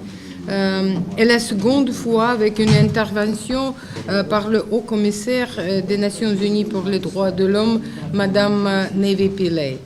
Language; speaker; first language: French; non-native, fluent; Russian